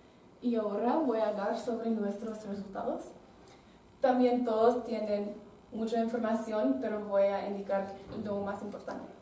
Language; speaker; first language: Spanish; non-native, learner; English